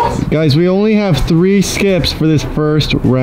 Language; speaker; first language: English; native; English